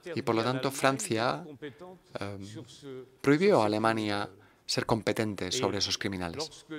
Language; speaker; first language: Spanish; non-native, fluent; German